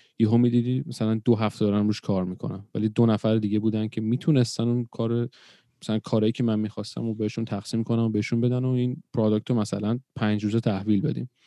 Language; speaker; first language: Persian; early bilingual, other home language; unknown